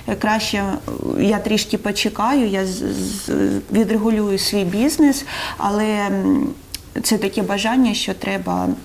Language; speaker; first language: Ukrainian; non-native, local second language; Russian